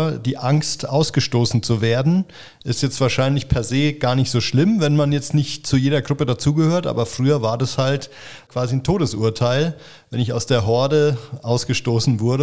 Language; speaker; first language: German; native; German